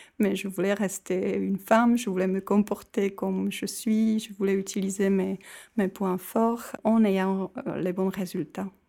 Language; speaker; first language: French; non-native, fluent; Czech